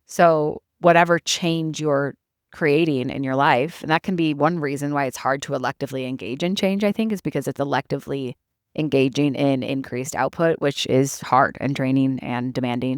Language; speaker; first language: English; native; English